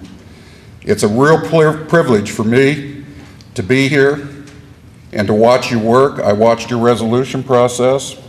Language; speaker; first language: English; native; English